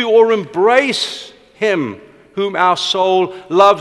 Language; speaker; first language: English; non-native, local second language; Afrikaans